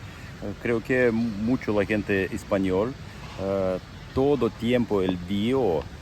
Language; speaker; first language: Spanish; non-native, learner; Russian